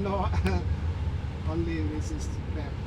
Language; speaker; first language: English; non-native, learner; Indonesian